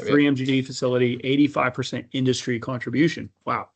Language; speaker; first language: English; native; English